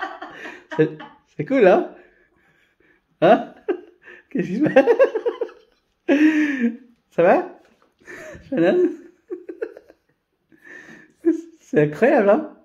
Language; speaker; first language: French; native; French